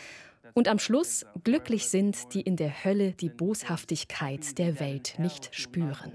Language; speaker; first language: German; native; German